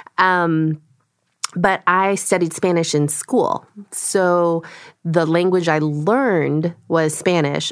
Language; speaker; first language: English; early bilingual, other home language; Korean